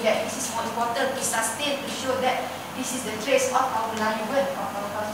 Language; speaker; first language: English; non-native, local second language; Malay